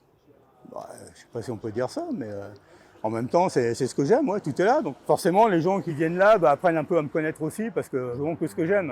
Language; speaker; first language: French; native; French